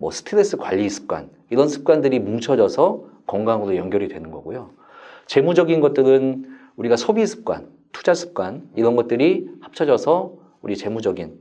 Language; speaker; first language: Korean; native; Korean